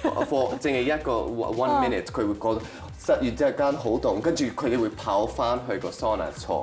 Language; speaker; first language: Cantonese; non-native, local second language; French